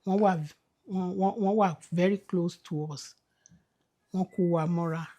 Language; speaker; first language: English; non-native, local second language; Yoruba